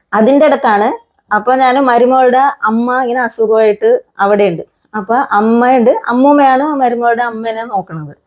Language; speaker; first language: Malayalam; non-native, local second language; Konkani